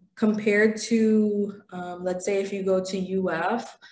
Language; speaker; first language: English; early bilingual, other home language; Spanish